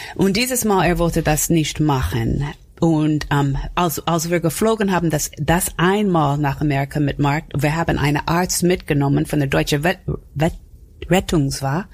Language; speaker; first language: German; non-native, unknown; English